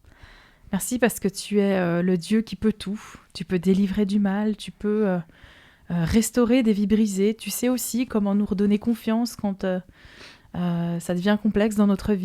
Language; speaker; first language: French; native; French